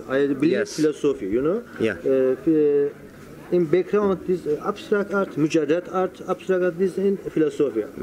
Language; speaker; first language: English; non-native, learner; Turkish